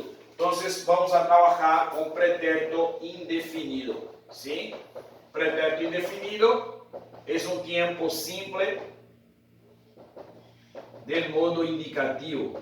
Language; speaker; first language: Spanish; non-native, fluent; Portuguese